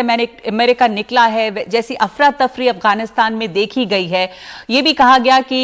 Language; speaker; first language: Hindi; native; Hindi